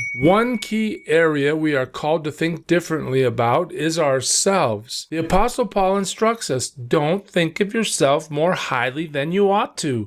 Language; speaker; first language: English; native; English